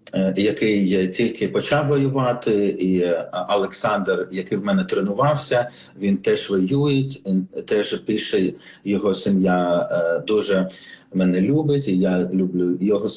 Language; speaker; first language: Ukrainian; non-native, local second language; Russian